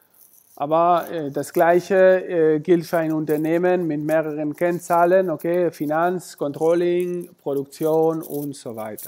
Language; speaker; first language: German; non-native, fluent; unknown